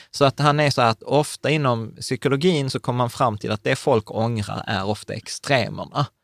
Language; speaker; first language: Swedish; native; Swedish